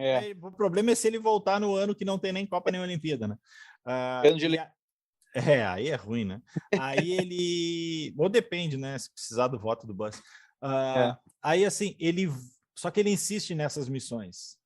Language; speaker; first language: Portuguese; native; Portuguese